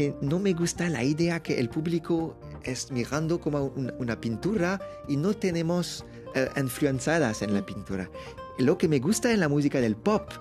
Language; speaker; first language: Spanish; non-native, learner; French